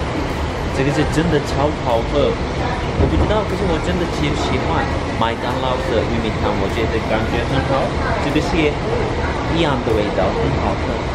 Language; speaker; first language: Chinese; non-native, learner; Turkish